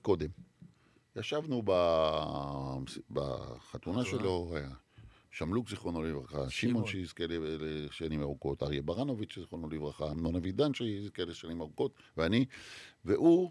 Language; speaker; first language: Hebrew; native; Hebrew